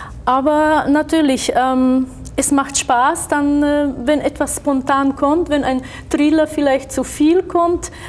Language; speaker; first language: German; non-native, fluent; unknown